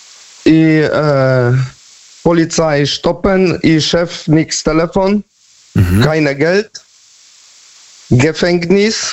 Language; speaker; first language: German; non-native, learner; Polish